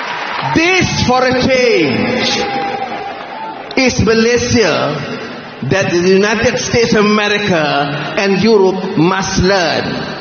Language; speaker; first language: English; non-native, local second language; Malay